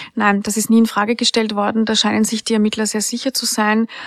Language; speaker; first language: German; native; German